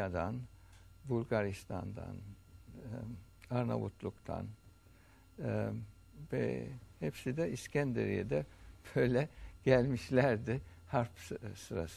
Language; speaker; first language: Turkish; early bilingual, heritage; Turkish